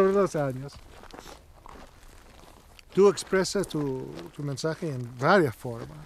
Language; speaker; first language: Spanish; non-native, learner; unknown